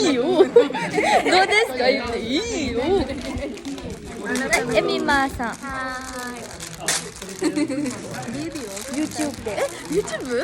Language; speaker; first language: Japanese; non-native, learner; Mizo